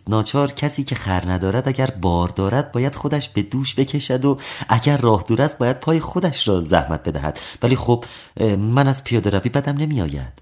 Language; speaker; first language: Persian; native; Persian